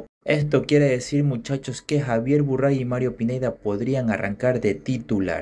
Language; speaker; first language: Spanish; native; Spanish